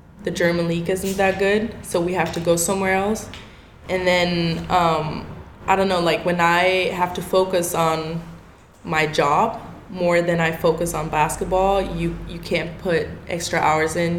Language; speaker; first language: English; non-native, fluent; German